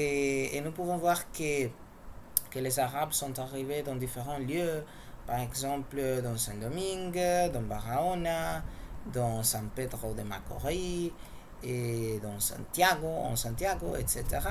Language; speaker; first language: French; non-native, learner; Spanish